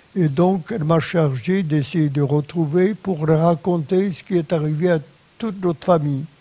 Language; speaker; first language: French; non-native, fluent; Polish